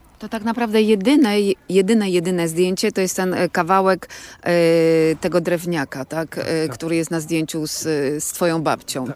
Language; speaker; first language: Polish; native; Polish